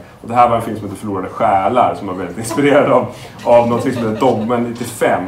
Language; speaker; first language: Swedish; native; Swedish